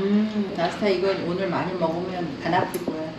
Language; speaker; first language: Korean; native; Korean